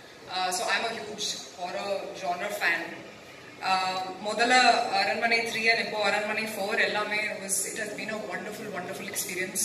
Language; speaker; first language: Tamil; non-native, local second language; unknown